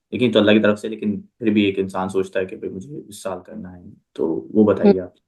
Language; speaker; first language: Urdu; native; Urdu